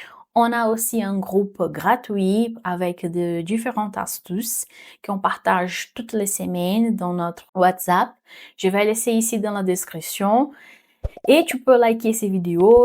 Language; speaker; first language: French; non-native, fluent; Portuguese